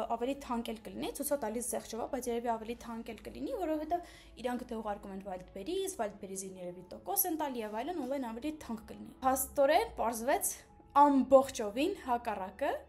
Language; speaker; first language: Armenian; early bilingual, heritage; Armenian